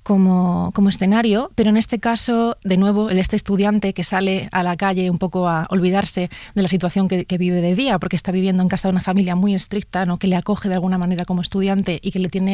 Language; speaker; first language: Spanish; native; Spanish